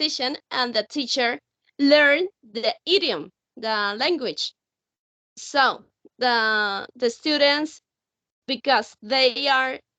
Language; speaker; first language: English; non-native, learner; Spanish